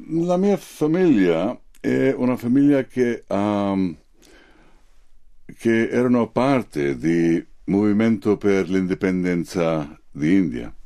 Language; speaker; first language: Italian; non-native, fluent; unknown